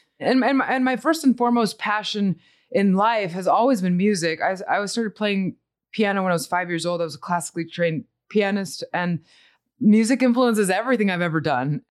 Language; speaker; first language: English; early bilingual, other home language; Spanish